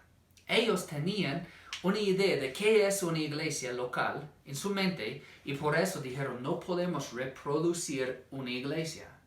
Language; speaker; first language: Spanish; non-native, fluent; English